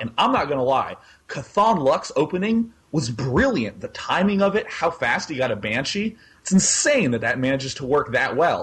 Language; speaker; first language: English; native; English